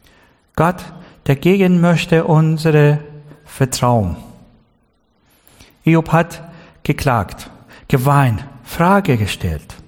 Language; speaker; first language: German; non-native, learner; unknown